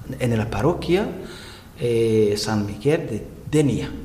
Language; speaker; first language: Spanish; non-native, learner; Rundi